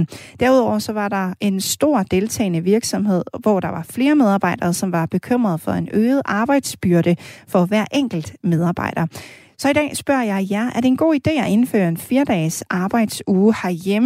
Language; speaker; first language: Danish; native; Danish